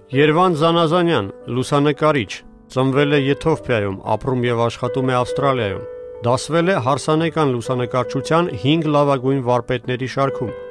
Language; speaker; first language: Armenian; native; Armenian